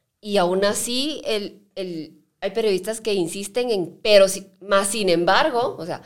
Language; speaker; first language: Spanish; native; Spanish